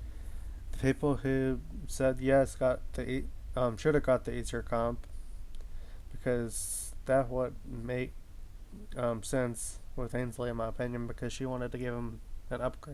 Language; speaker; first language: English; native; English